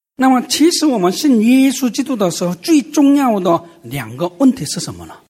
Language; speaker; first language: Chinese; non-native, fluent; Korean